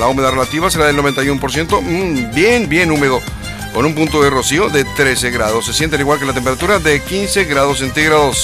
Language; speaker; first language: Spanish; native; Spanish